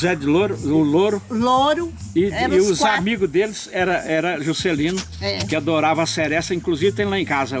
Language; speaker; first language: Portuguese; native; Portuguese